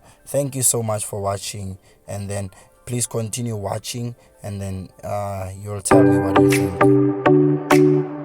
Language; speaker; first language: English; non-native, local second language; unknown